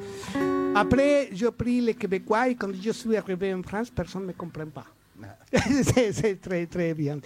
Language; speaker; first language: French; non-native, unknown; Spanish